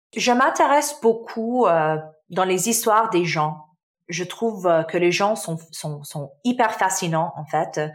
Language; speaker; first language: French; non-native, local second language; Arabic